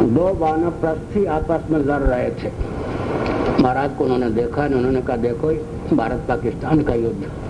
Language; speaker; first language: Hindi; non-native, local second language; Maithili